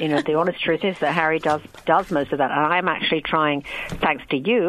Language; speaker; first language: English; native; English